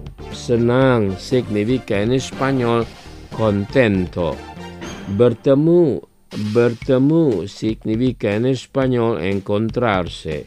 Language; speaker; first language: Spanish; non-native, fluent; Indonesian